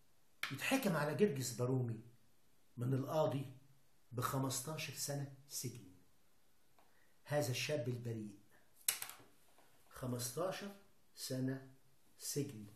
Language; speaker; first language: Arabic; native; Arabic